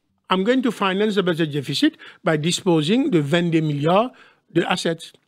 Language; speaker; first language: English; non-native, local second language; Morisyen